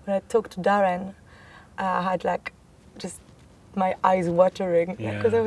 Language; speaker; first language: English; non-native, fluent; French